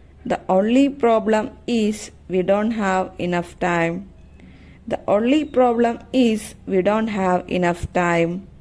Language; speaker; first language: English; non-native, local second language; Malayalam